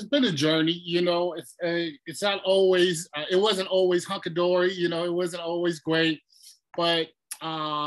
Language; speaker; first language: English; early bilingual, other home language; Tongan